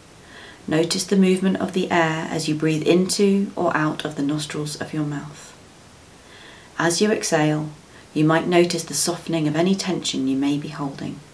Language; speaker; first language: English; native; English